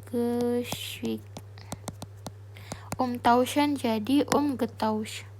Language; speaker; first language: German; non-native, fluent; Indonesian